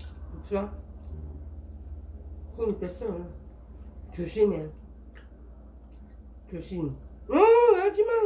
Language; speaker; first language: Korean; non-native, learner; Filipino